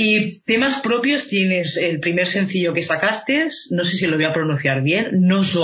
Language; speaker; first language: Spanish; native; Spanish